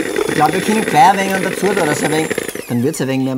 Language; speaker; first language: German; native; German